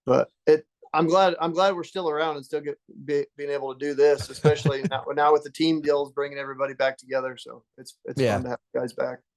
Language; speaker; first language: English; native; English